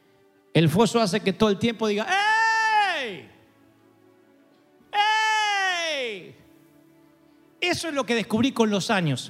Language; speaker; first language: Spanish; native; Spanish